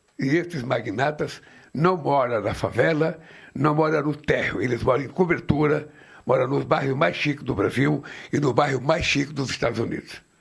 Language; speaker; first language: Portuguese; native; Portuguese